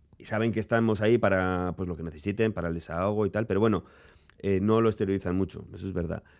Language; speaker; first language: Spanish; native; Spanish